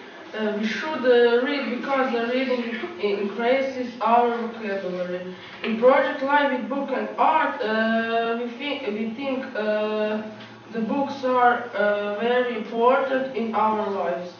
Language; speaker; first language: English; non-native, learner; Croatian